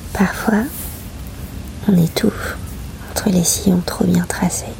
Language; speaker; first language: French; native; French